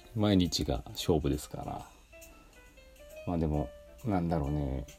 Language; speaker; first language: Japanese; native; Japanese